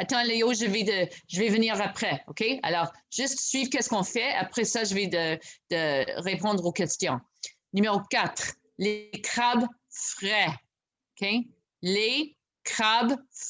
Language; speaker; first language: French; non-native, local second language; English